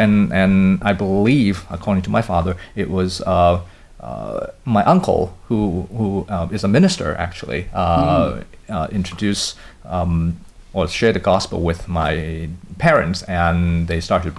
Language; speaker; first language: English; non-native, local second language; Cantonese